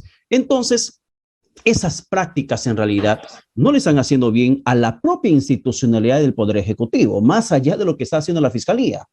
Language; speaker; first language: Spanish; native; Spanish